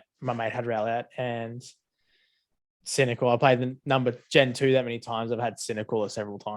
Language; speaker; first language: English; native; English